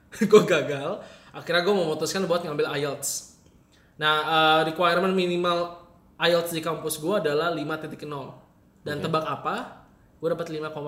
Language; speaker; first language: Indonesian; native; Indonesian